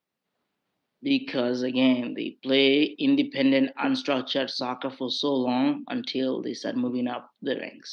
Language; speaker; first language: English; non-native, local second language; Southern Sotho